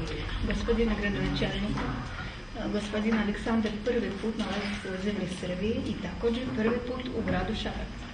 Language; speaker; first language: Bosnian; non-native, fluent; Russian